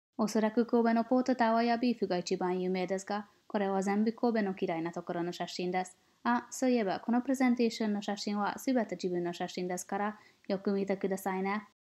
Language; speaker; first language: Japanese; non-native, learner; English